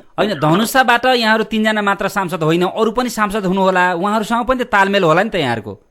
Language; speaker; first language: Nepali; native; Nepali